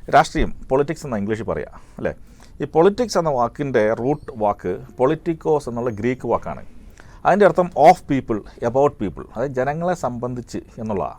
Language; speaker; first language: Malayalam; native; Malayalam